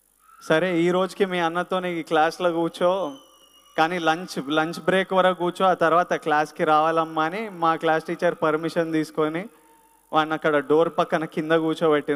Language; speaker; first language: Telugu; native; Telugu